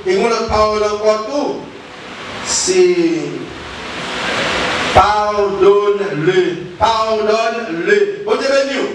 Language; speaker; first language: French; non-native, learner; Haitian Creole